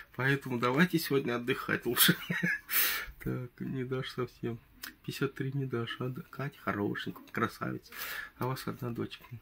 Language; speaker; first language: Russian; native; Russian